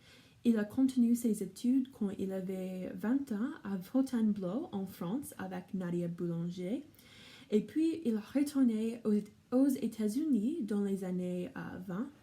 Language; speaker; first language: French; non-native, learner; English